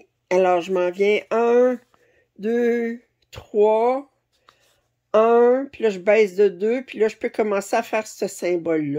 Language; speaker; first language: French; native; French